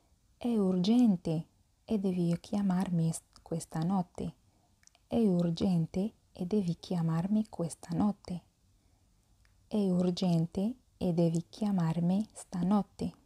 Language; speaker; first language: Italian; non-native, fluent; Arabic